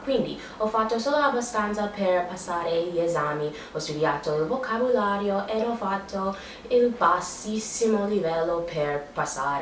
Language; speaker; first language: Italian; non-native, learner; English